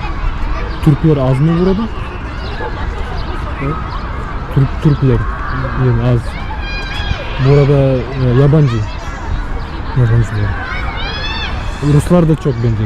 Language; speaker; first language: Turkish; non-native, learner; Bashkir